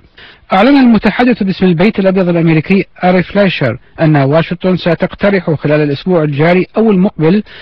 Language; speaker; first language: Arabic; native; Arabic